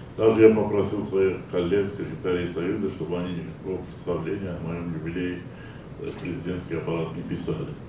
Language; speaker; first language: Russian; non-native, local second language; Azerbaijani